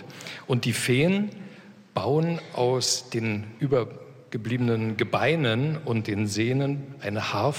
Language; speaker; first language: German; native; German